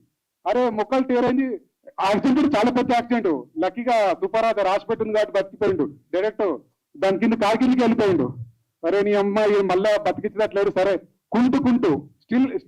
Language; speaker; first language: Telugu; native; Telugu